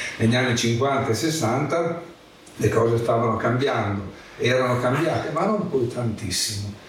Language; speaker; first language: Italian; native; Italian